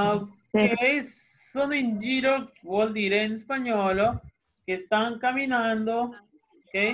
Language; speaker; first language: Italian; non-native, fluent; Spanish